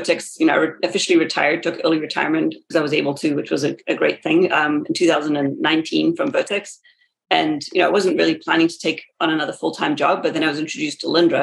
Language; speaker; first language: English; native; English